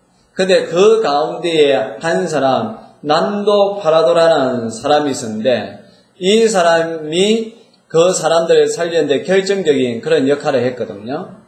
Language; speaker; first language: Korean; native; Korean